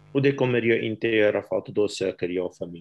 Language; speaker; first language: Swedish; non-native, fluent; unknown